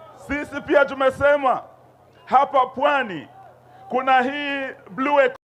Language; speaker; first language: Swahili; non-native, local second language; Luyia